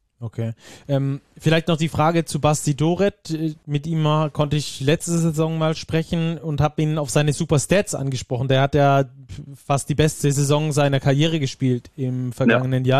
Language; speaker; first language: German; native; German